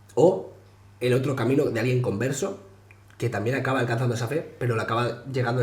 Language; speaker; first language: Spanish; native; Spanish